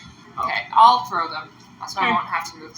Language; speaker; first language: English; native; English